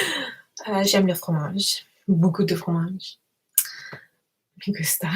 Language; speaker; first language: French; non-native, learner; English